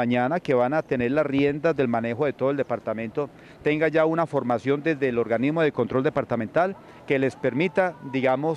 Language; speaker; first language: Spanish; native; Spanish